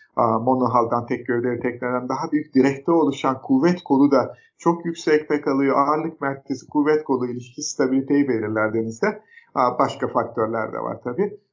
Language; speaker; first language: Turkish; native; Turkish